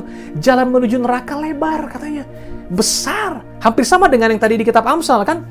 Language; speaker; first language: Indonesian; native; Indonesian